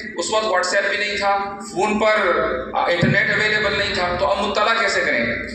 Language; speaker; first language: Urdu; native; Urdu